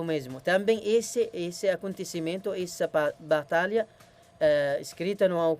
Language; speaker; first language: Portuguese; non-native, learner; Arabic